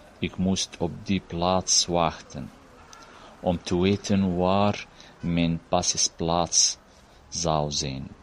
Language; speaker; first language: Dutch; non-native, learner; Arabic